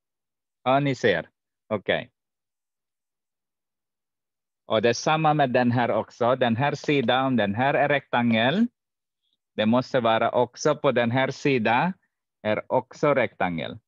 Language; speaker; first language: Swedish; non-native, fluent; Arabic